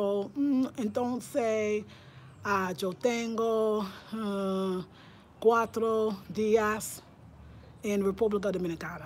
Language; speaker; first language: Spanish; non-native, learner; English